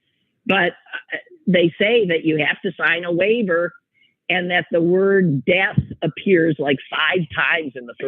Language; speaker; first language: English; native; English